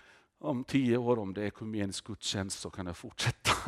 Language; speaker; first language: Swedish; non-native, fluent; Finnish